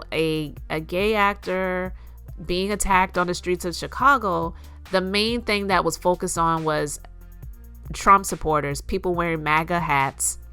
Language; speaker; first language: English; native; English